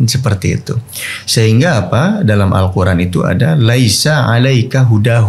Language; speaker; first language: Indonesian; native; Indonesian